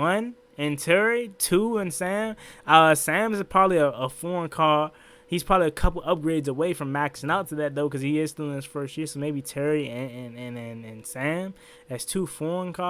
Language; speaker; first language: English; native; English